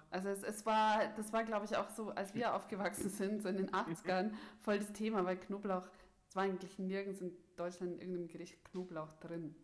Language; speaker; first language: German; native; German